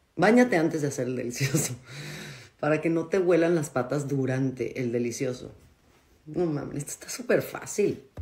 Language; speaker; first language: Spanish; native; Spanish